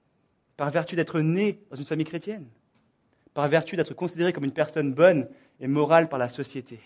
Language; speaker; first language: French; native; French